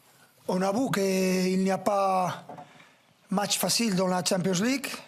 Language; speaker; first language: French; non-native, fluent; Spanish